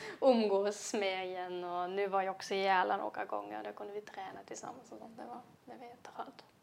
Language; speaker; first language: Swedish; non-native, fluent; German